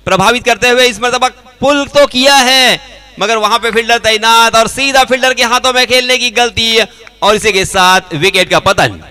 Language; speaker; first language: Hindi; non-native, local second language; Marathi